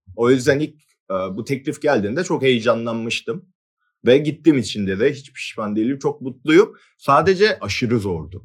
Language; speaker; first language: Turkish; non-native, fluent; Korean